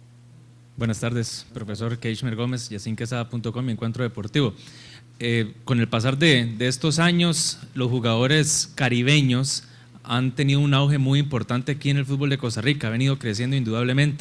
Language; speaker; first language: Spanish; native; Spanish